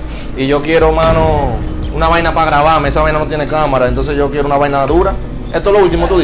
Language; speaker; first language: Spanish; native; Spanish